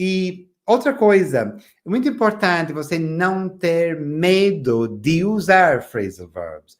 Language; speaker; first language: Portuguese; non-native, fluent; English